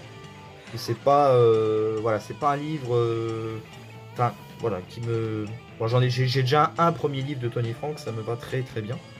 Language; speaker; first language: French; native; French